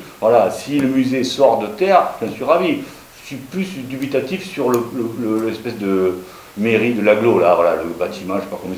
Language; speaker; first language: French; native; French